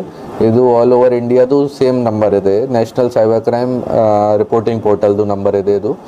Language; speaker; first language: Kannada; non-native, local second language; Hindi